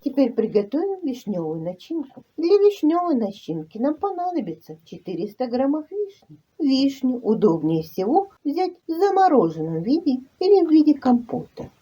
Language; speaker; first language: Russian; native; Russian